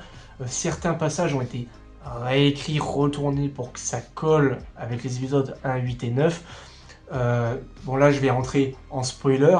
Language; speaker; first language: French; native; French